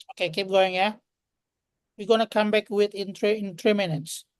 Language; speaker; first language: English; non-native, fluent; Indonesian